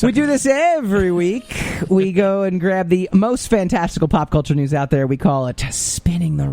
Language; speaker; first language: English; native; English